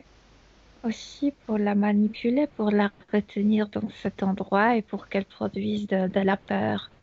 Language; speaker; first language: French; non-native, fluent; Spanish